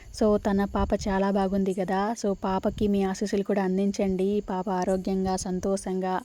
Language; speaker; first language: Telugu; non-native, local second language; Lambadi